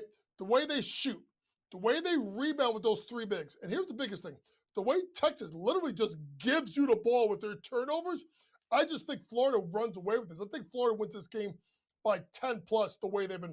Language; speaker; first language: English; native; English